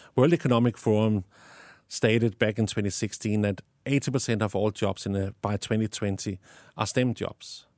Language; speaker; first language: English; non-native, fluent; Danish